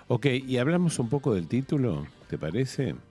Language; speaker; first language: Spanish; native; Spanish